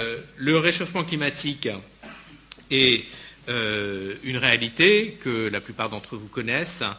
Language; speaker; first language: French; native; French